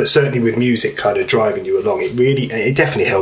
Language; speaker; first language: English; native; English